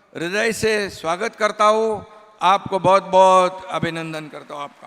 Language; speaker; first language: Hindi; non-native, local second language; Marathi